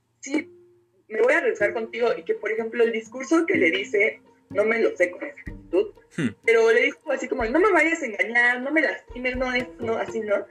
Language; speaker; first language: Spanish; native; Spanish